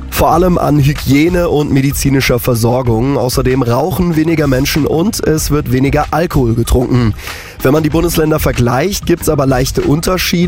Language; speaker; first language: German; native; German